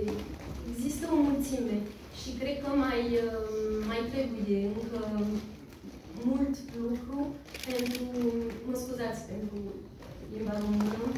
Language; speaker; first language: Romanian; early bilingual, heritage; French